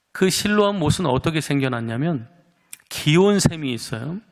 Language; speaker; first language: Korean; native; Korean